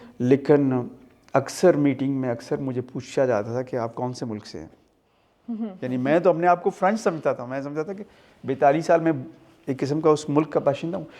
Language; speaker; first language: Urdu; non-native, local second language; Punjabi